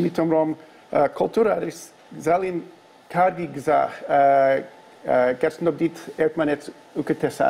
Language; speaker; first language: Georgian; non-native, learner; English